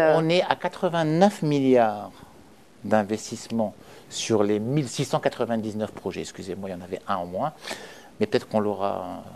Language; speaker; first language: French; non-native, local second language; Arabic